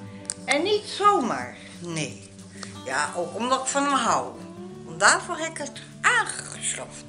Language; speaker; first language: Dutch; native; Dutch